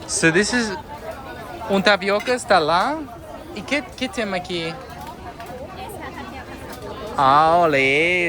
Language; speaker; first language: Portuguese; non-native, learner; English